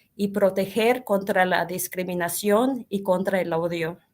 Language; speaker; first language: Spanish; early bilingual, heritage; Spanish